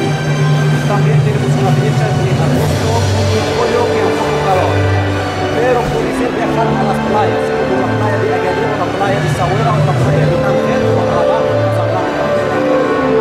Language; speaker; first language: Spanish; non-native, learner; Arabic